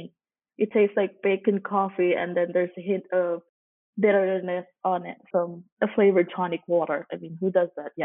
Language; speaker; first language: English; non-native, local second language; Cantonese